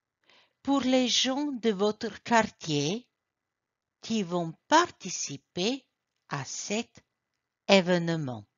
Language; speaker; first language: French; non-native, fluent; Croatian